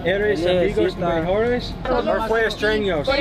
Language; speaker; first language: Spanish; non-native, learner; English